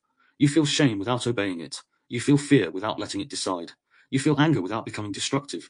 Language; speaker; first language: English; native; English